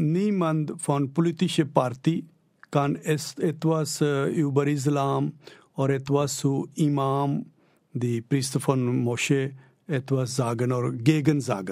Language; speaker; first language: German; non-native, learner; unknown